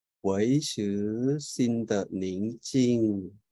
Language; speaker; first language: Chinese; non-native, fluent; Thai